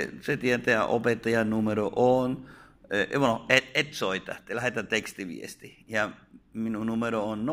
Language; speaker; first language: Finnish; non-native, fluent; Spanish